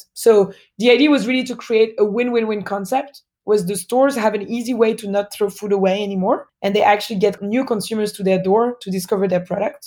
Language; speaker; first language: English; non-native, fluent; French